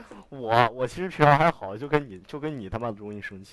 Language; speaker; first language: Chinese; native; Chinese